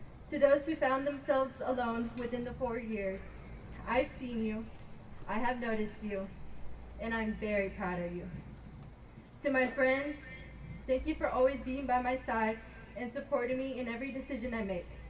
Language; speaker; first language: English; early bilingual, other home language; Spanish